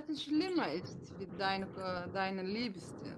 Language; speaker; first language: German; non-native, learner; Somali